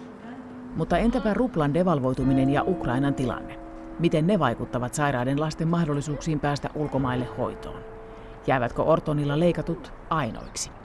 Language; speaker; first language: Finnish; native; Finnish